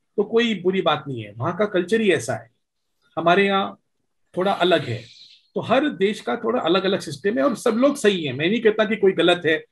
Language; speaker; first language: Hindi; native; Hindi